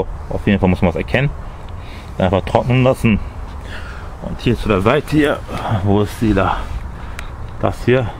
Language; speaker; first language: German; early bilingual, other home language; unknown